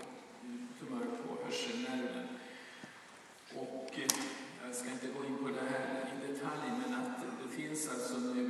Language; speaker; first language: Swedish; native; Swedish